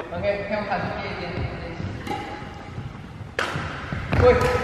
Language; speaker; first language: Chinese; non-native, learner; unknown